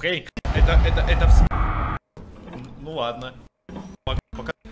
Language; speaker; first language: Russian; native; Russian